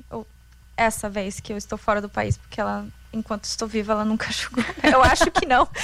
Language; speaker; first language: Portuguese; non-native, fluent; German